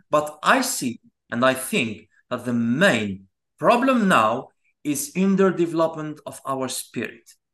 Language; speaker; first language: English; non-native, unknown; Arabic